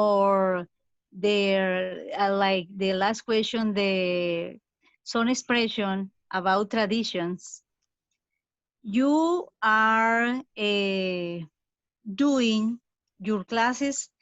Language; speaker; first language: English; non-native, fluent; Spanish